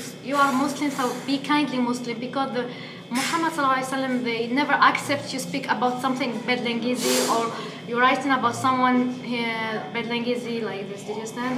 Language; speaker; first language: English; non-native, learner; Arabic